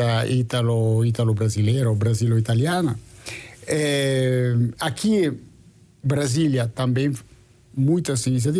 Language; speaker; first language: Portuguese; non-native, fluent; Italian